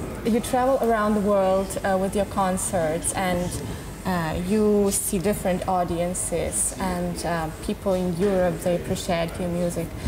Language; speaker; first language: English; non-native, fluent; Ukrainian